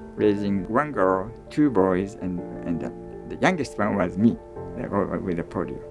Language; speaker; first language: English; non-native, fluent; Japanese